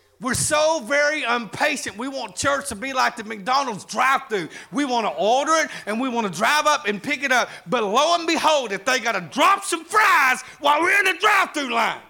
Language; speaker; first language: English; native; English